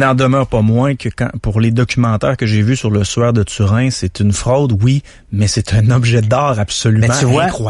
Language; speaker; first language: French; native; French